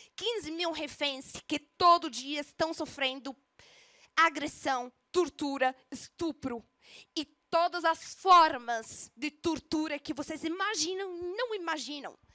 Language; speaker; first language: Portuguese; non-native, fluent; Arabic